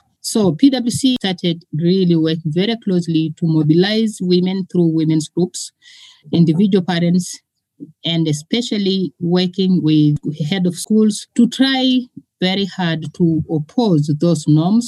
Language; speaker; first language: English; non-native, local second language; Masai